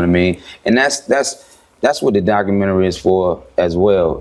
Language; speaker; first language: English; native; English